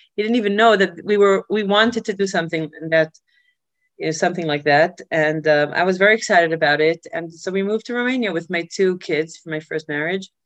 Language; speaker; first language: English; early bilingual, other home language; Hebrew